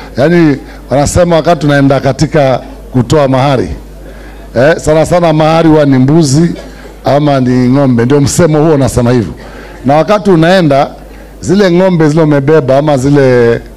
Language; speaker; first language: Swahili; non-native, local second language; Giryama